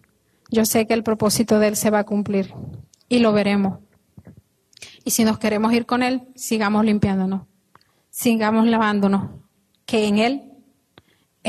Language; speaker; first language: Spanish; native; Spanish